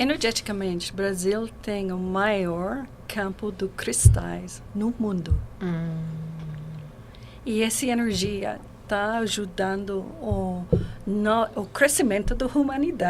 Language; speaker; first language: Portuguese; non-native, learner; English